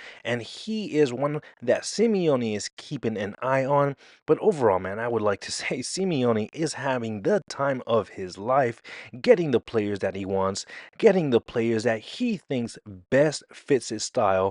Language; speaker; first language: English; native; English